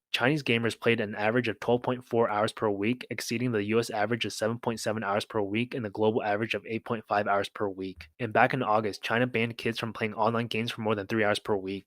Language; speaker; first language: English; native; English